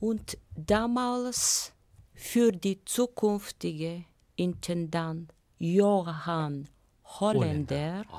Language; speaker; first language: German; non-native, learner; Bulgarian